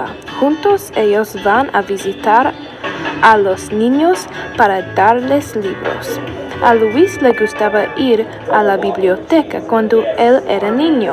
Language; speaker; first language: Spanish; non-native, learner; English